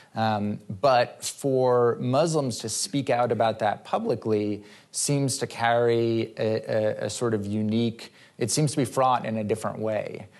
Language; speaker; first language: English; native; English